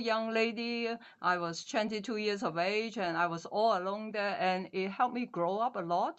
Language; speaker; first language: English; non-native, local second language; Cantonese